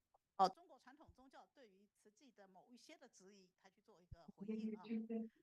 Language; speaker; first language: Chinese; native; Chinese